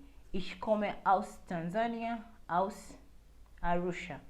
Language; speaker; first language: German; non-native, learner; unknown